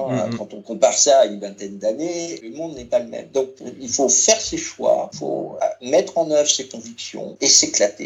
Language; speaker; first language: French; native; French